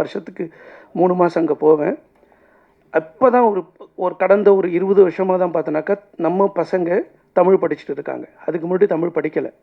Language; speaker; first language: Tamil; native; Tamil